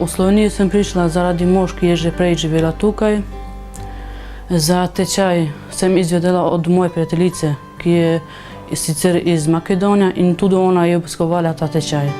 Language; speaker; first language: Slovenian; non-native, learner; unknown